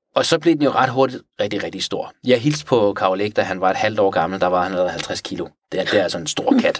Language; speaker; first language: Danish; early bilingual, other home language; Persian